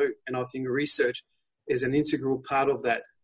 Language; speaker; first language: English; non-native, fluent; Polish